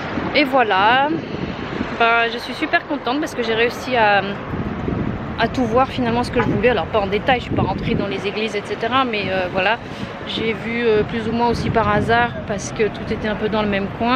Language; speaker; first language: French; native; French